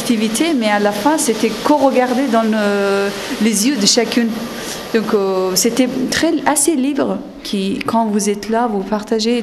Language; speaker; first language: French; non-native, learner; Persian